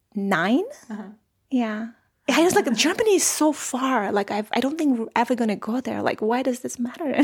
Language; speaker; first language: English; non-native, fluent; Armenian